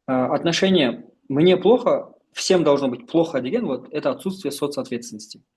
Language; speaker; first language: Russian; non-native, local second language; Kazakh